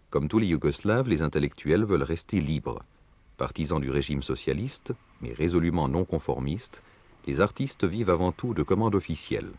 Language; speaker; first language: French; native; French